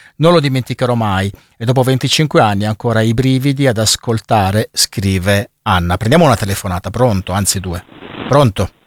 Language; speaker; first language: Italian; native; Italian